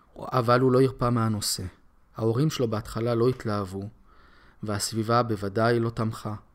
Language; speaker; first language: Hebrew; native; Hebrew